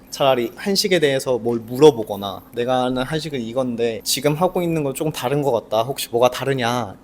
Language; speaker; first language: Korean; native; Korean